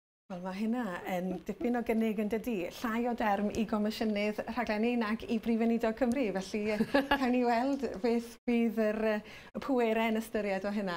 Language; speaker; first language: Welsh; native; Welsh